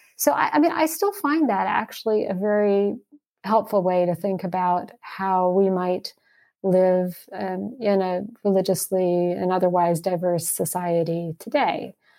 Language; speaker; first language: English; early bilingual, heritage; English